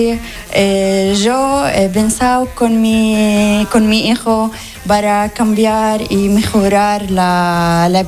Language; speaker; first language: Spanish; non-native, learner; Arabic